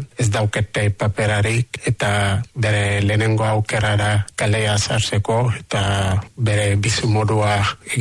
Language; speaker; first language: Basque; non-native, learner; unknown